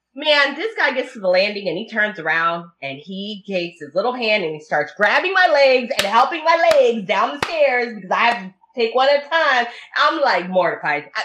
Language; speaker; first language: English; early bilingual, other home language; Italian